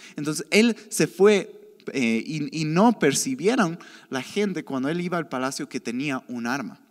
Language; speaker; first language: Spanish; native; Spanish